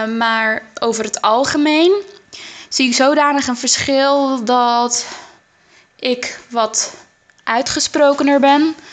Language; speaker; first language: Dutch; early bilingual, other home language; Arabic